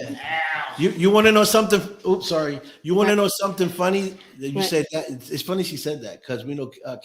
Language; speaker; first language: English; native; English